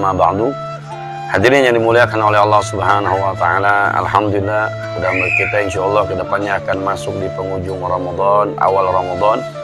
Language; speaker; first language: Indonesian; native; Indonesian